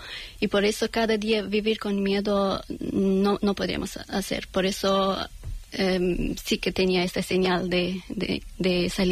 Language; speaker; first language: Spanish; non-native, learner; Persian